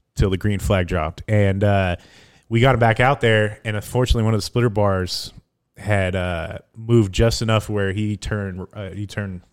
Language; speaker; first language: English; native; English